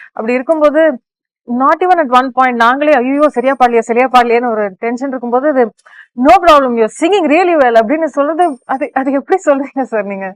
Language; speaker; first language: Tamil; native; Tamil